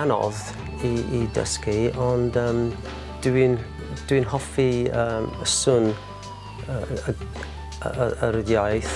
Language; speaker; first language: Welsh; non-native, learner; English